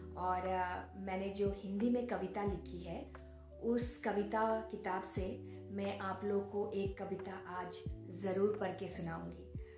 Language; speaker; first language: Hindi; non-native, local second language; Bangla